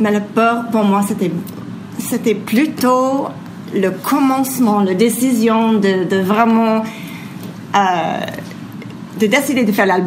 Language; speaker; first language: French; non-native, local second language; English